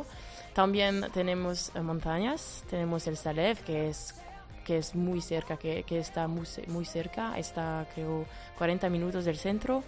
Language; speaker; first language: Spanish; non-native, fluent; French